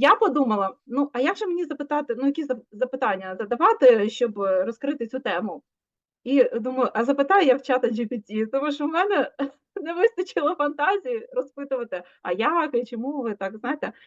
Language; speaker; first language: Ukrainian; native; Ukrainian